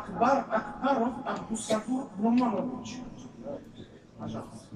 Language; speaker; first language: Russian; non-native, learner; Tajik